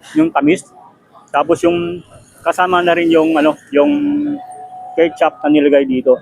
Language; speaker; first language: Filipino; native; Filipino